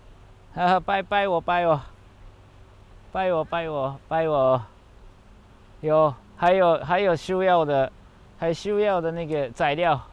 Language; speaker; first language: Chinese; non-native, fluent; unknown